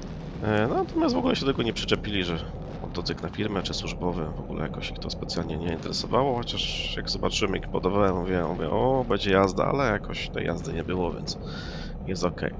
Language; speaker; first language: Polish; native; Polish